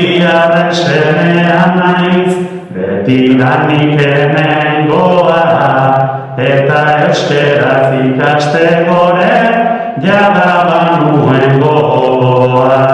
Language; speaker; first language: Basque; non-native, local second language; Spanish